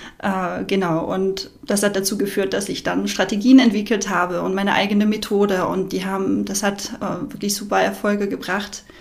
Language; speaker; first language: German; non-native, fluent; French